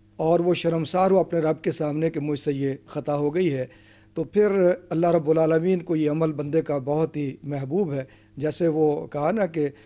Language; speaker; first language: Urdu; native; Urdu